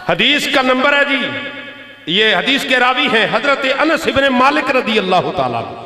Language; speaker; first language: Urdu; non-native, local second language; Punjabi